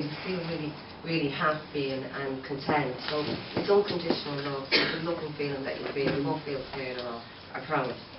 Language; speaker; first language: English; native; English